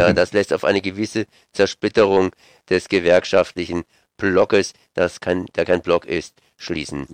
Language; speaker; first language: German; native; German